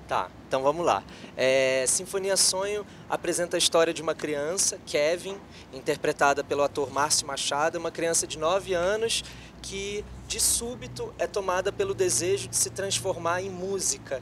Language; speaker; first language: Portuguese; native; Portuguese